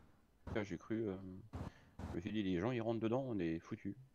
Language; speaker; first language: French; native; French